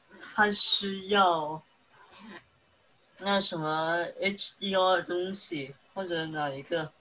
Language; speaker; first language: Chinese; early bilingual, heritage; English